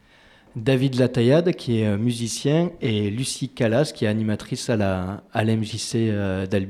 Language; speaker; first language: French; native; French